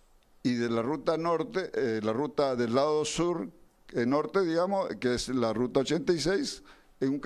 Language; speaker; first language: Spanish; native; Spanish